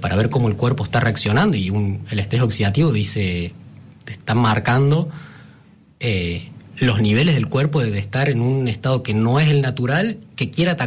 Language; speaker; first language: Spanish; native; Spanish